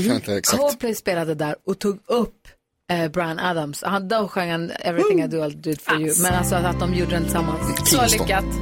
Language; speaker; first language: Swedish; native; Swedish